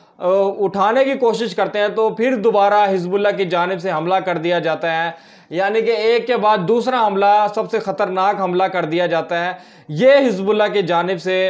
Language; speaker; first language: Urdu; native; Urdu